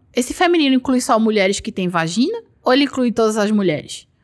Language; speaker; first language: Portuguese; native; Portuguese